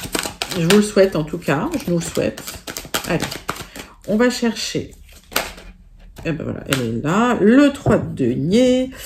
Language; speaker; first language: French; native; French